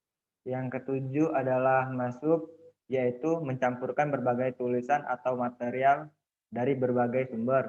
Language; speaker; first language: Indonesian; native; Indonesian